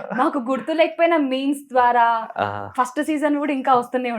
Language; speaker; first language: Telugu; native; Telugu